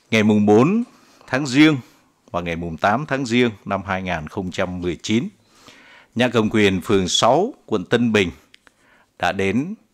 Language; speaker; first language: Vietnamese; native; Vietnamese